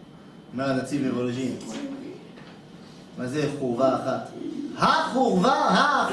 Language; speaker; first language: Hebrew; non-native, fluent; French